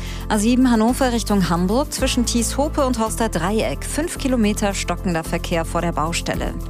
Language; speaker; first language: German; native; German